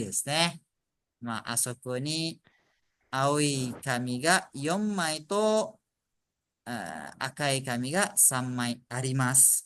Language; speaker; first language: Japanese; non-native, fluent; Malay